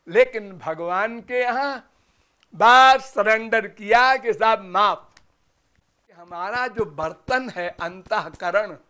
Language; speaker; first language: Hindi; native; Hindi